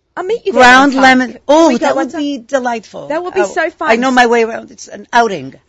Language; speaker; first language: English; non-native, fluent; Arabic